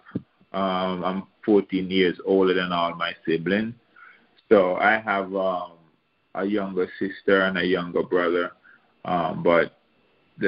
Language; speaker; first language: English; non-native, local second language; Jamaican Creole English